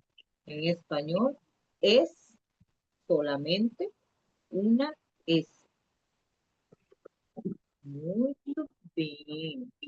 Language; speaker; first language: Spanish; non-native, learner; Portuguese